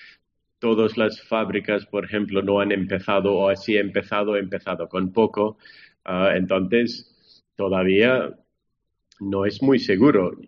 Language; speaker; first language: Spanish; non-native, fluent; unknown